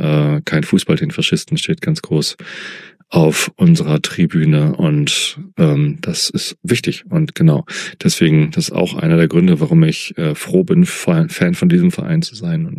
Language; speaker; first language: German; native; German